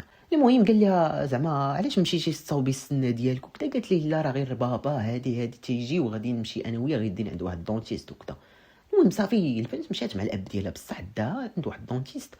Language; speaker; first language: Arabic; native; Arabic